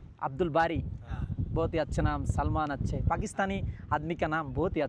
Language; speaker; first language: Hindi; non-native, learner; Bangla